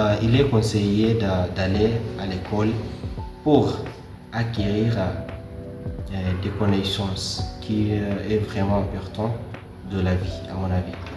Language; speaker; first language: French; non-native, learner; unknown